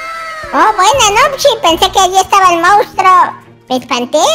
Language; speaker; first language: Spanish; native; Spanish